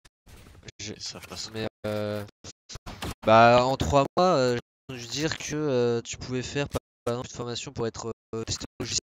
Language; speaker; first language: French; native; French